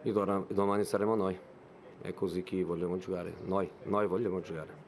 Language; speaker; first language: Italian; non-native, fluent; Portuguese